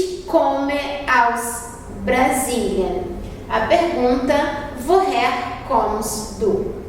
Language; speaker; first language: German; non-native, fluent; Portuguese